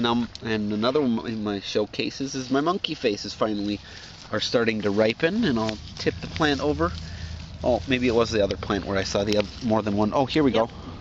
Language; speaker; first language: English; native; English